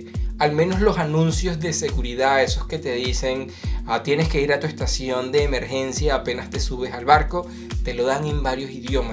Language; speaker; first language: Spanish; native; Spanish